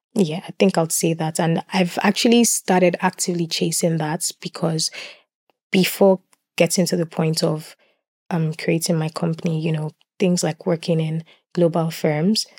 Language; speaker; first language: English; non-native, local second language; Yoruba